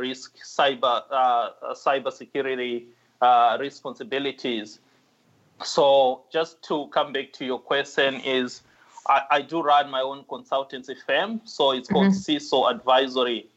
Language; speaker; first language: English; non-native, local second language; Shona